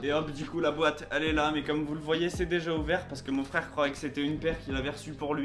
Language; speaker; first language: French; native; French